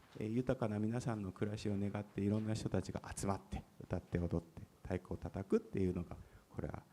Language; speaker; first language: Japanese; native; Japanese